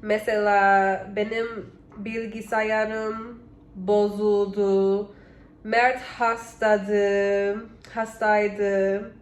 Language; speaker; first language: Turkish; non-native, learner; English